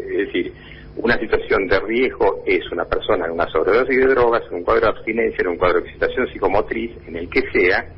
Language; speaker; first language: Spanish; native; Spanish